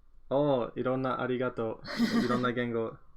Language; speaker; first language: Japanese; non-native, learner; English